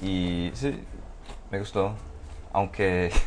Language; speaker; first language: Spanish; non-native, fluent; English